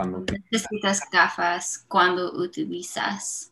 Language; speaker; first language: Spanish; non-native, learner; English